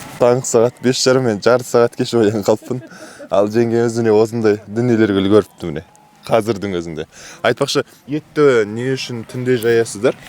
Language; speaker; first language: Kazakh; native; Kazakh